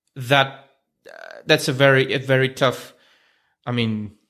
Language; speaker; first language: English; non-native, fluent; Russian